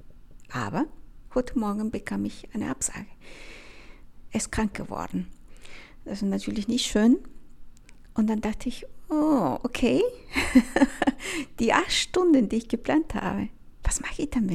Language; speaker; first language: German; non-native, fluent; Spanish